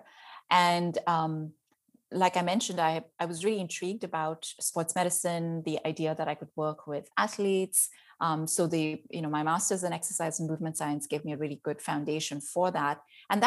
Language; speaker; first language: English; non-native, local second language; Hindi